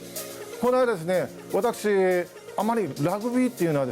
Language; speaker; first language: Japanese; native; Japanese